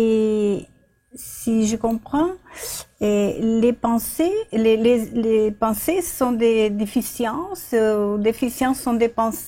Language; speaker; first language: French; non-native, fluent; Portuguese